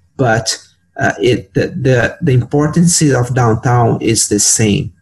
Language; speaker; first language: English; non-native, fluent; Portuguese